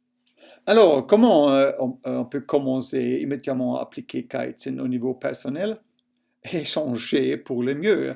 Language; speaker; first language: French; non-native, local second language; German